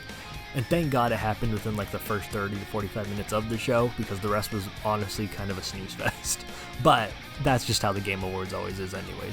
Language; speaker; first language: English; native; English